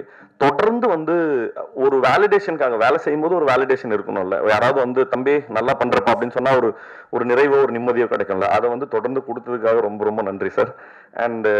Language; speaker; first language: Tamil; native; Tamil